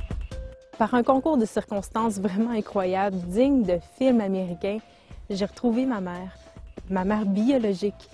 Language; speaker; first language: French; native; French